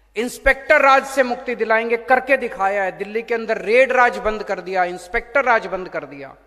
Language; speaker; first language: Hindi; native; Hindi